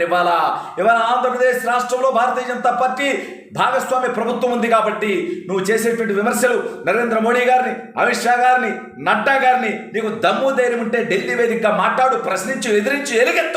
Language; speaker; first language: Telugu; native; Telugu